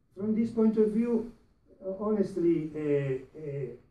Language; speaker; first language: English; non-native, fluent; Italian